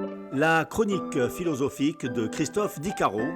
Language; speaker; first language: French; native; French